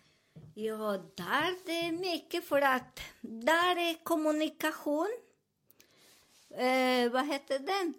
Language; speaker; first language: Swedish; non-native, learner; Spanish